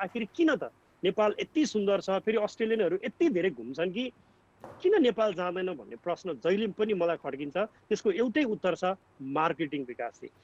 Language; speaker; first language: Nepali; native; Nepali